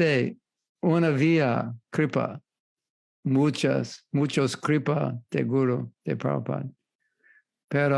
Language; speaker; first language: Spanish; non-native, learner; English